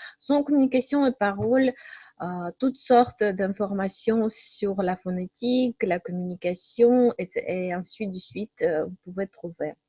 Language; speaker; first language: French; non-native, fluent; Russian